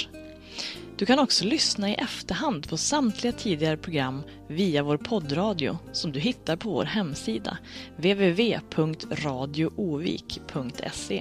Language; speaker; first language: Swedish; native; Swedish